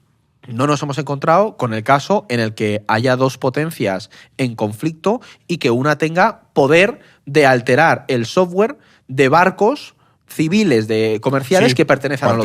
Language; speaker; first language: Spanish; native; Spanish